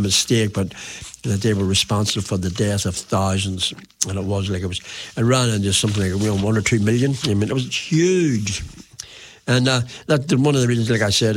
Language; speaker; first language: English; native; English